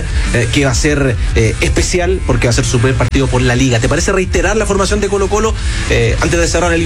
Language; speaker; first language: Spanish; native; Spanish